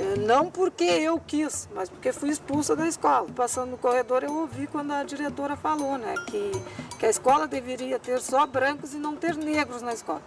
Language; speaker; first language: Portuguese; native; Portuguese